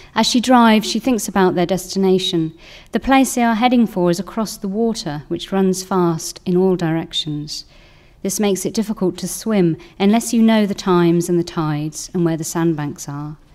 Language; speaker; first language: English; native; English